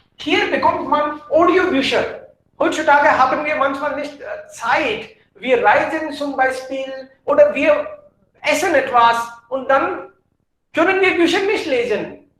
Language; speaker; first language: German; non-native, fluent; Hindi